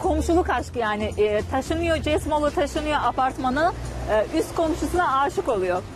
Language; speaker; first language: Turkish; non-native, fluent; Azerbaijani